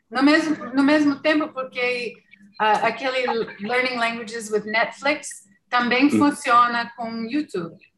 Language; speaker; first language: Portuguese; non-native, learner; English